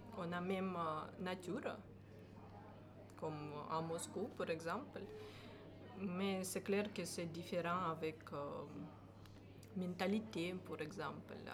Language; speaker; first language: French; non-native, learner; Russian